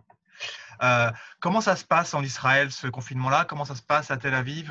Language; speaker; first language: French; native; French